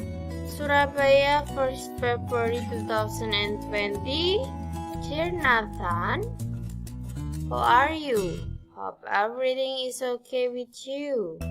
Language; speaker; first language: English; non-native, fluent; Indonesian